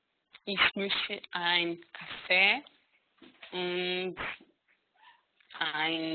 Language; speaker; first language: German; non-native, learner; Hebrew